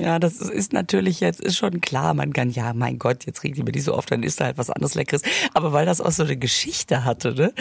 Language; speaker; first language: German; native; German